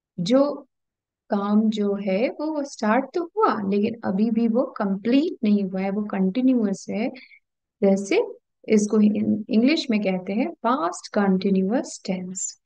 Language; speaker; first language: Hindi; native; Hindi